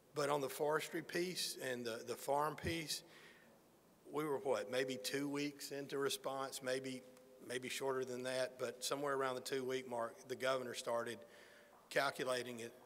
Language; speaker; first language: English; native; English